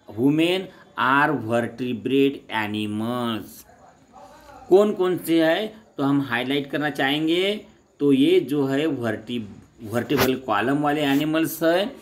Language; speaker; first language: Hindi; non-native, local second language; Marathi